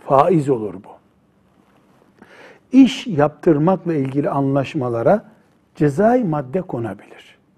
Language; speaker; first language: Turkish; native; Turkish